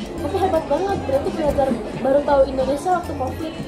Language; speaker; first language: Indonesian; native; Indonesian